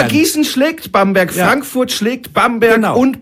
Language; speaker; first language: German; native; German